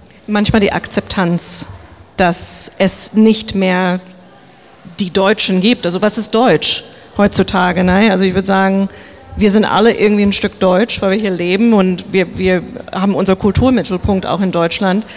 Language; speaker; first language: German; non-native, fluent; English